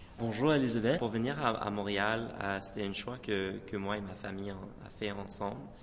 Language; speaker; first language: French; non-native, local second language; English